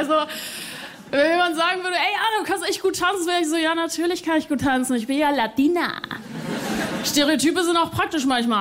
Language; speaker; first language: German; early bilingual, other home language; Spanish